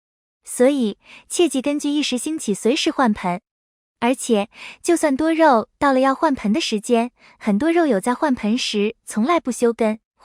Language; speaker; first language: Chinese; native; Chinese